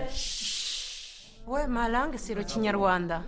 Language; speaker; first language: French; non-native, local second language; Kinyarwanda